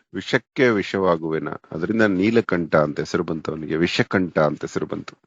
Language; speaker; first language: Kannada; native; Kannada